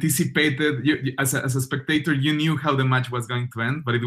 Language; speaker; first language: English; non-native, fluent; Spanish